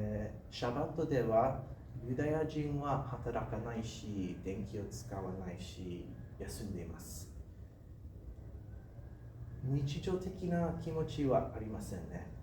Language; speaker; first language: Japanese; non-native, learner; English